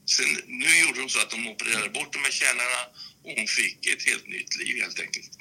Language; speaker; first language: Swedish; native; Swedish